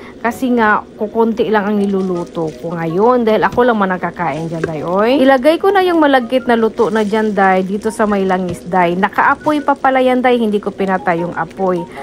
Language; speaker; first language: Filipino; non-native, local second language; Cebuano